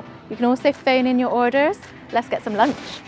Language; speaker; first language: English; native; English